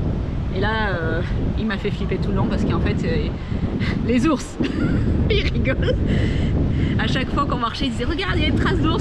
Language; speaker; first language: French; native; French